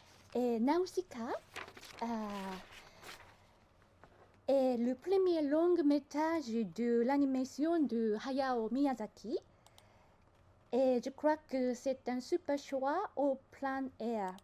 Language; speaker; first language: French; non-native, learner; Japanese